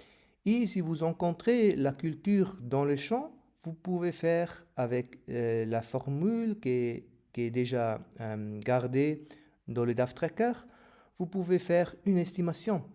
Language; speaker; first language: French; non-native, learner; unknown